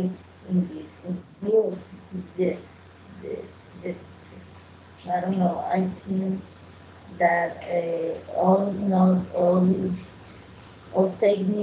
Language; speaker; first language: English; non-native, learner; Spanish